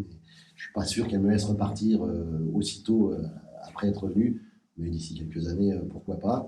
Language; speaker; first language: French; native; French